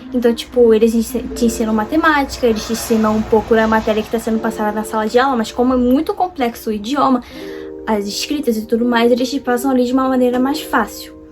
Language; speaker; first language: Portuguese; native; Portuguese